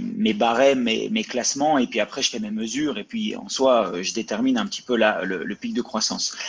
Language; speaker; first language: French; native; French